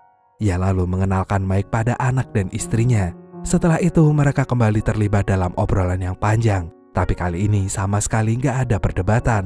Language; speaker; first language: Indonesian; native; Indonesian